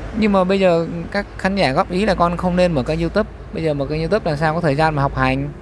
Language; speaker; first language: Vietnamese; native; Vietnamese